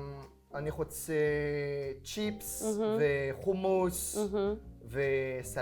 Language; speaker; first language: Hebrew; non-native, learner; French